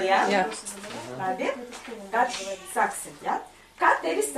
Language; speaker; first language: Latvian; non-native, local second language; Russian